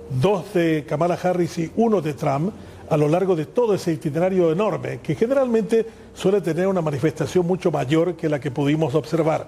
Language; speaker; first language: Spanish; native; Spanish